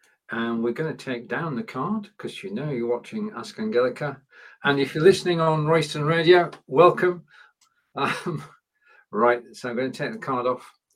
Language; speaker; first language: English; native; English